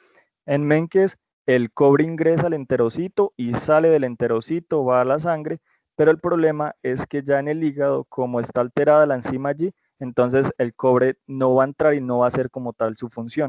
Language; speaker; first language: Spanish; native; Spanish